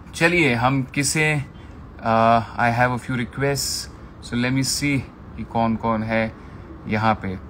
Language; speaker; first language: Hindi; non-native, local second language; Marathi